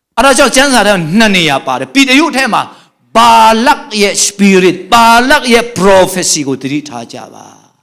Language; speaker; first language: Burmese; non-native, local second language; Tedim Chin